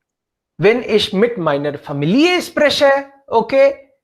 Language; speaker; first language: German; non-native, fluent; Hindi